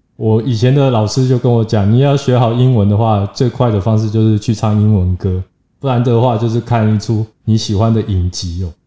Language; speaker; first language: Chinese; native; Chinese